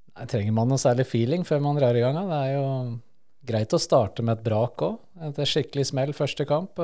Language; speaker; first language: Norwegian; early bilingual, other home language; Spanish